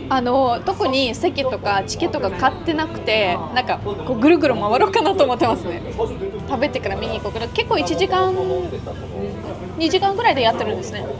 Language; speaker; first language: Japanese; non-native, fluent; Russian